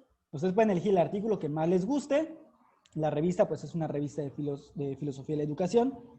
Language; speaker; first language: Spanish; native; Spanish